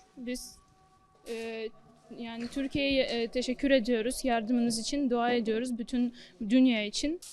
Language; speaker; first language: Turkish; non-native, learner; Ukrainian